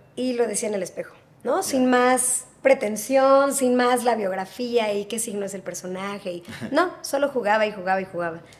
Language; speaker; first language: Spanish; native; Spanish